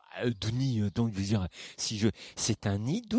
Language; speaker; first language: French; native; French